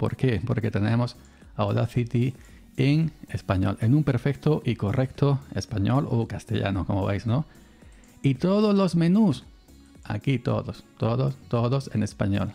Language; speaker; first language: Spanish; native; Spanish